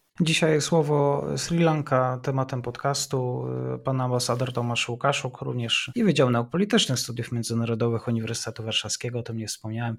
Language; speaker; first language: Polish; native; Polish